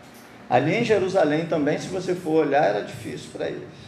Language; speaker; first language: Portuguese; native; Portuguese